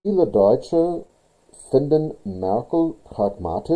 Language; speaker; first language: German; non-native, fluent; English